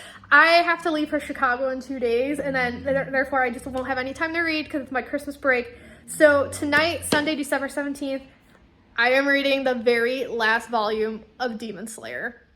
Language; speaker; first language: English; native; English